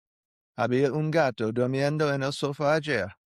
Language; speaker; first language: Spanish; non-native, fluent; English